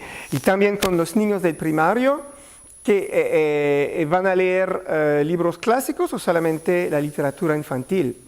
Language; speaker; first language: Spanish; non-native, learner; French